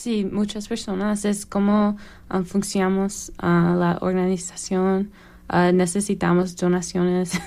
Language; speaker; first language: Spanish; non-native, learner; English